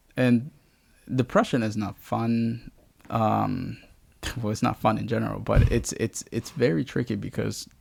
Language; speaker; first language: English; early bilingual, other home language; Spanish